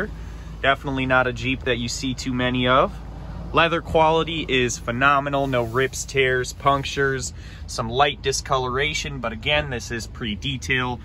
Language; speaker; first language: English; native; English